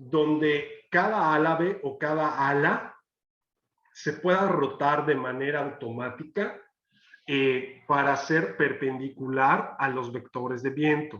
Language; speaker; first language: Spanish; native; Spanish